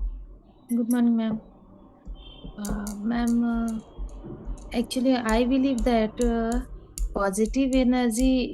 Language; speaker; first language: English; non-native, learner; Hindi